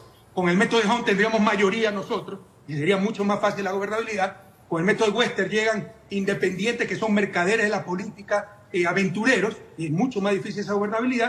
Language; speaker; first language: Spanish; native; Spanish